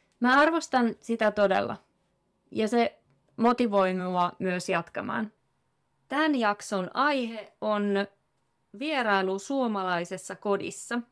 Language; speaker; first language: Finnish; native; Finnish